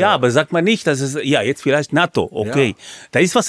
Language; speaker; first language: German; non-native, fluent; Hebrew